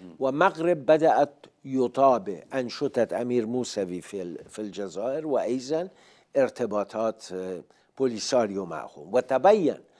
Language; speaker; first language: Arabic; non-native, fluent; Persian